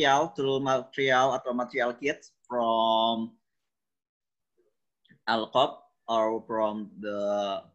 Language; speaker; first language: English; non-native, learner; Indonesian